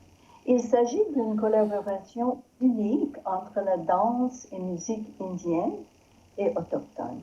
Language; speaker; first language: French; non-native, learner; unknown